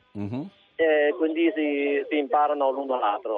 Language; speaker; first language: Italian; non-native, fluent; Chinese